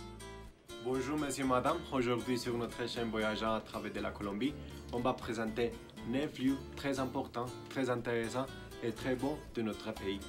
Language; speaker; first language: French; non-native, learner; Spanish